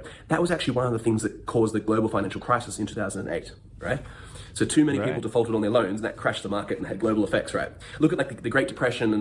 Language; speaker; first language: English; native; English